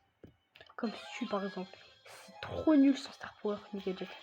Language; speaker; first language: French; native; French